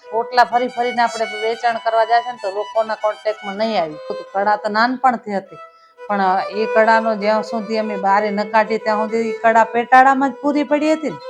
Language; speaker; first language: Gujarati; native; Gujarati